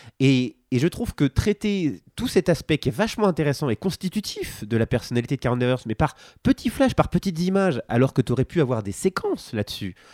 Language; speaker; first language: French; native; French